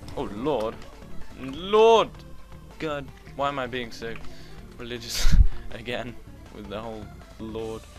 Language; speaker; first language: English; native; English